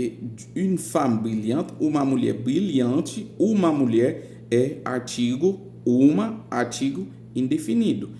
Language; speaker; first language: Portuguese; non-native, fluent; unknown